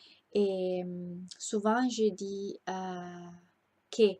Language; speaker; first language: French; non-native, learner; Italian